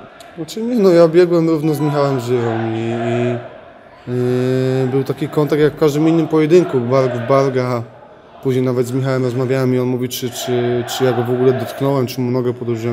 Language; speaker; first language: Polish; native; Polish